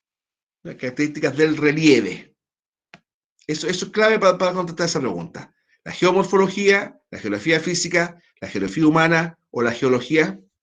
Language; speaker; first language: Spanish; native; Spanish